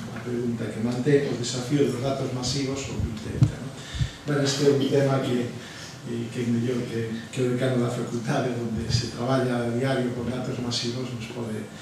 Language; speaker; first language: Galician; non-native, local second language; Spanish